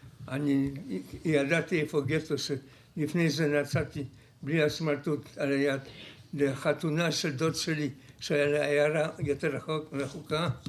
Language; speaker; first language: Hebrew; non-native, fluent; Polish